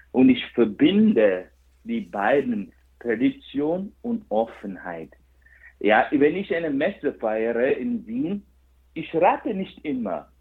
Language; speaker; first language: German; non-native, fluent; Kannada